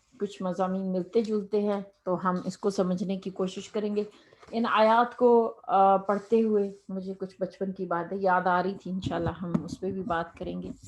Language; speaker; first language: Urdu; native; Urdu